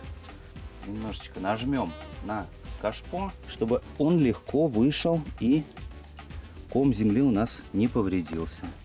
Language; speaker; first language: Russian; native; Russian